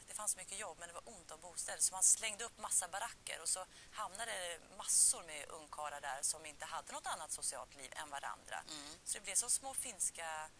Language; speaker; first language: Swedish; early bilingual, other home language; Finnish